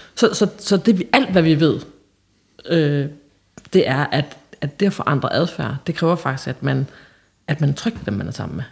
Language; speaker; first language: Danish; native; Danish